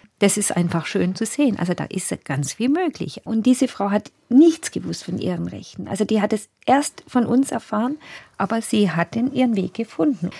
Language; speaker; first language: German; native; German